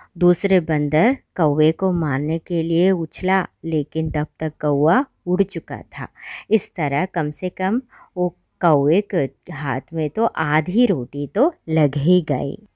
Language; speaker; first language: Hindi; non-native, local second language; Malayalam